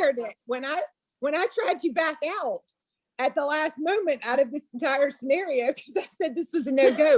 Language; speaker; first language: English; native; English